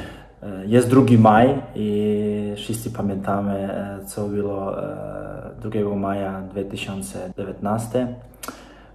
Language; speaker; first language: Polish; non-native, learner; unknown